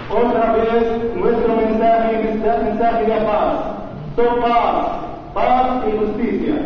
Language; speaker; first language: Spanish; non-native, learner; Arabic